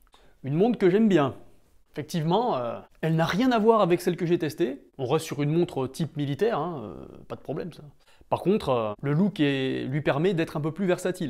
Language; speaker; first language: French; native; French